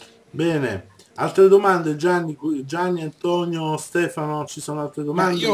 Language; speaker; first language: Italian; native; Italian